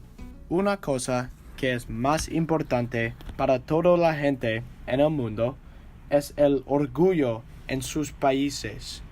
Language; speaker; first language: Spanish; non-native, learner; English